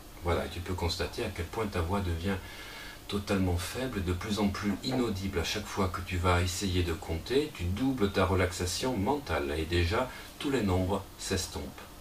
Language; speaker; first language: French; native; French